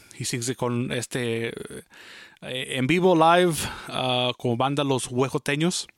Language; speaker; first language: Spanish; early bilingual, heritage; Spanish